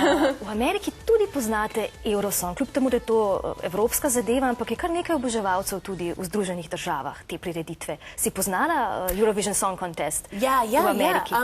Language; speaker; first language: Slovenian; native; Slovenian